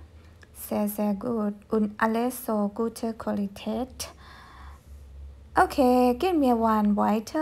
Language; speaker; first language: German; non-native, fluent; Thai